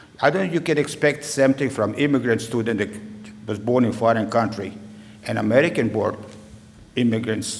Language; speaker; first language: English; non-native, learner; Serbian